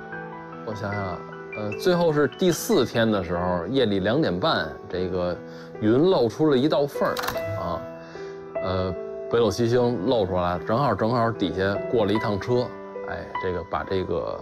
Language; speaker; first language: Chinese; native; Chinese